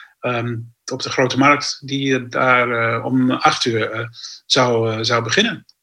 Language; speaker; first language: Dutch; non-native, fluent; English